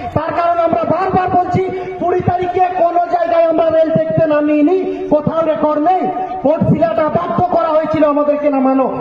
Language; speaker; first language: Bangla; non-native, local second language; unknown